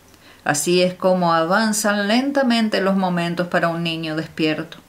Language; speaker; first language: Spanish; native; Spanish